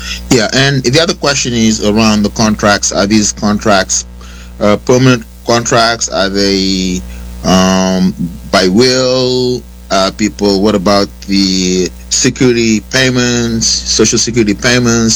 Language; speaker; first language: English; non-native, fluent; Wolof